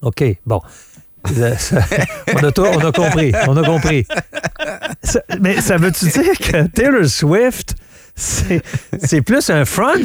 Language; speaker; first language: French; native; French